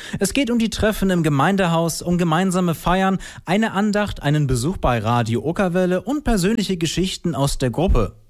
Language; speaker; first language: German; native; German